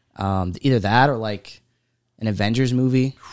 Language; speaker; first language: English; native; English